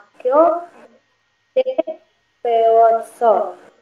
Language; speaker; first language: Korean; non-native, learner; Indonesian